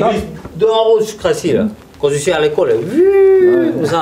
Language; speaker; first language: French; early bilingual, heritage; Vietnamese